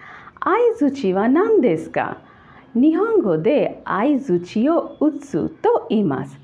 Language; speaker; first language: Japanese; non-native, learner; Bangla